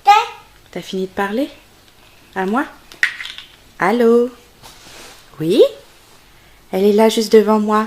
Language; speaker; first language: French; native; French